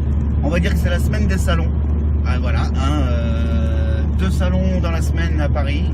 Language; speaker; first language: French; native; French